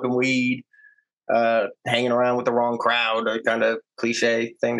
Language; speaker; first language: English; native; English